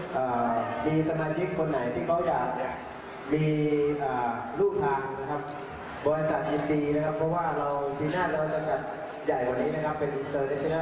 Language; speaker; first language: Thai; non-native, local second language; Hmong